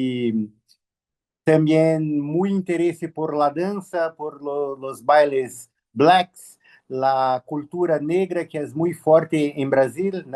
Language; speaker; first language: Spanish; non-native, learner; Portuguese